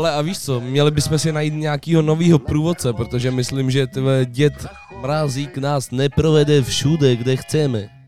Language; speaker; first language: Czech; native; Czech